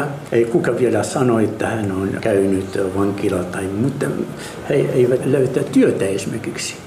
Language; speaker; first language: Finnish; non-native, learner; Arabic